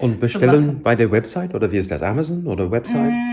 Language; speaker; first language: German; non-native, learner; English